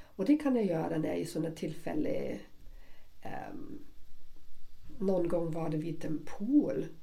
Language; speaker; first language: Swedish; non-native, fluent; German